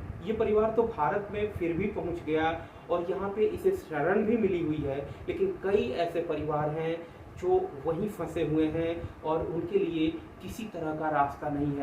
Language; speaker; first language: Hindi; native; Hindi